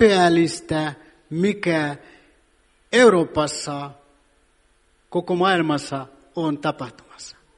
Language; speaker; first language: Finnish; non-native, fluent; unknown